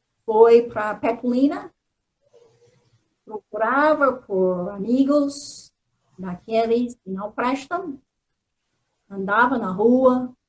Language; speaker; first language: Portuguese; non-native, fluent; English